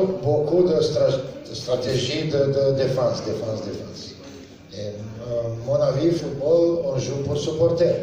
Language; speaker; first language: French; non-native, learner; Serbian